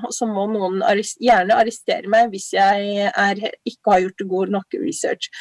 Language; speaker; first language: Norwegian; early bilingual, other home language; Somali